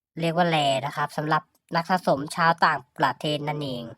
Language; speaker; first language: Thai; native; Thai